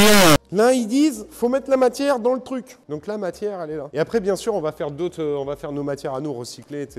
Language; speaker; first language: French; native; French